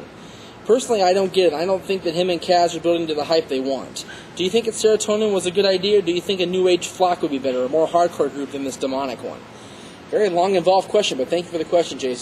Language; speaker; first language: English; native; English